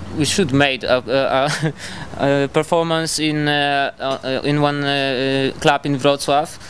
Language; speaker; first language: English; non-native, learner; Polish